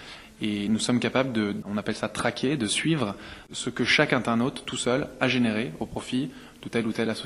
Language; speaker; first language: French; native; French